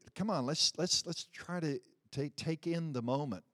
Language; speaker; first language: English; early bilingual, other home language; Dutch